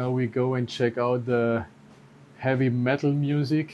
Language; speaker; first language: English; non-native, fluent; German